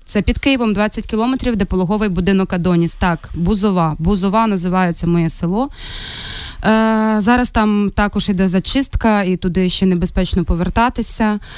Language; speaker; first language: Ukrainian; non-native, local second language; Russian